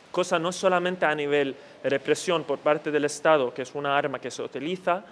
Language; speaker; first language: Spanish; non-native, fluent; Arabic